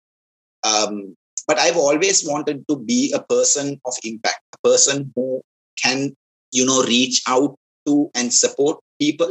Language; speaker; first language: English; non-native, local second language; Sinhala